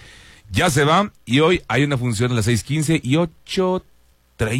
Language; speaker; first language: Spanish; native; Spanish